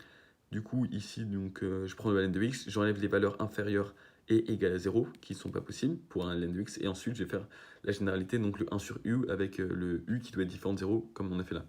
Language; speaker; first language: French; native; French